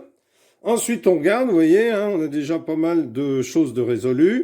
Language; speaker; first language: French; native; French